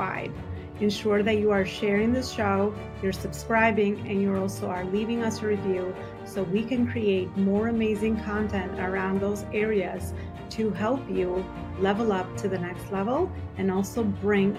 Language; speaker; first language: English; non-native, fluent; Albanian